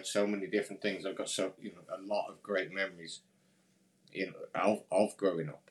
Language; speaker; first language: English; native; English